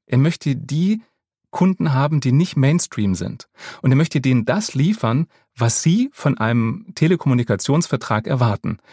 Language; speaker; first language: German; native; German